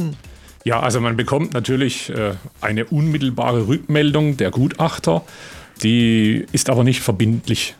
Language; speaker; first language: German; native; German